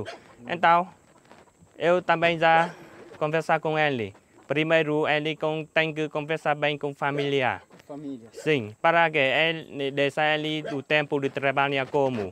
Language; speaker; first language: Portuguese; non-native, learner; Vietnamese